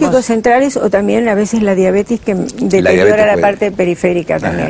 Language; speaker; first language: Spanish; native; Spanish